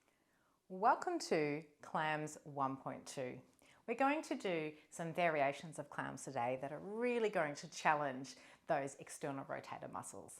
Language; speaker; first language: English; native; English